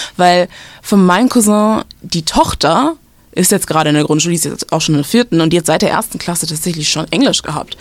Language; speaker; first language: German; native; German